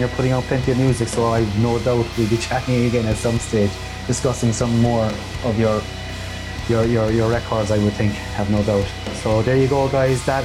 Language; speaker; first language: English; native; English